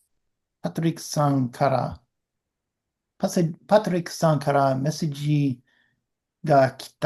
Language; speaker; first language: Japanese; non-native, learner; English